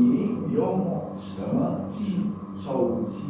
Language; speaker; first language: Chinese; non-native, learner; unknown